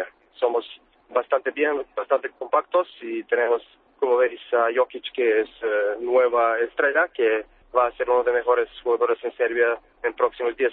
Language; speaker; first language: Spanish; non-native, fluent; Serbian